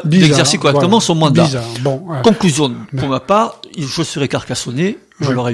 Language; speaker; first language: French; native; French